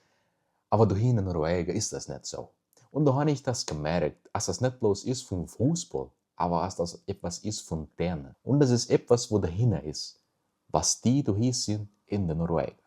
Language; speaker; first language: German; early bilingual, heritage; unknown